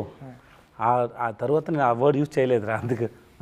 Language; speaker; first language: Telugu; non-native, learner; Tamil